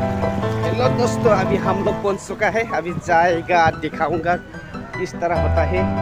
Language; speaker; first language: Hindi; non-native, local second language; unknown